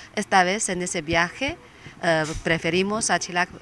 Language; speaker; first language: Spanish; non-native, fluent; Chinese